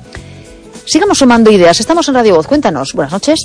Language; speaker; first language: Spanish; native; Spanish